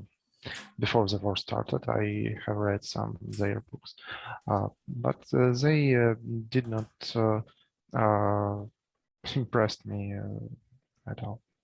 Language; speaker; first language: English; non-native, learner; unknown